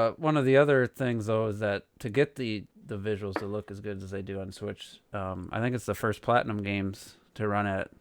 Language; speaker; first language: English; native; English